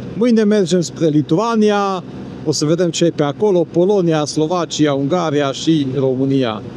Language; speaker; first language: Romanian; non-native, local second language; Hungarian